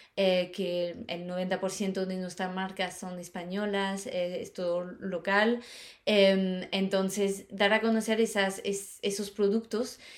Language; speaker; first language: Spanish; non-native, fluent; French